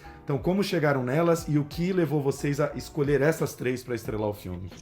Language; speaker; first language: Portuguese; native; Portuguese